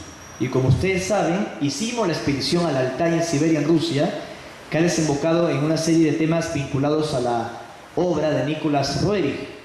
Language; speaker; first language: Spanish; native; Spanish